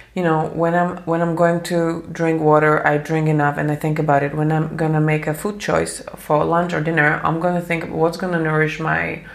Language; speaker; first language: English; non-native, fluent; Slovak